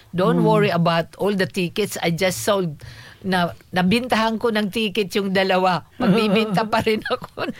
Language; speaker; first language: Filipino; non-native, local second language; Cebuano